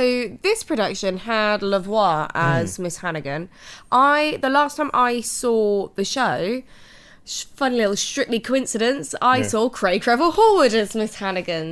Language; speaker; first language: English; native; English